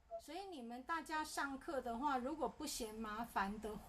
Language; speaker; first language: Chinese; native; Chinese